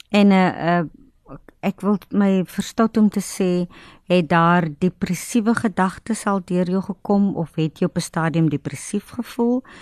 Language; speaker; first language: Afrikaans; native; Afrikaans